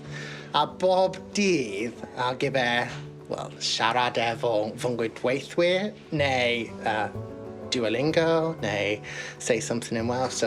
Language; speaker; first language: Welsh; non-native, learner; English